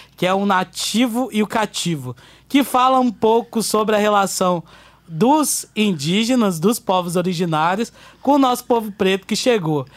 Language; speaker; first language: Portuguese; native; Portuguese